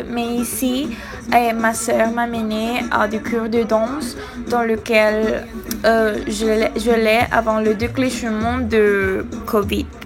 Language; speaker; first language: French; non-native, learner; Spanish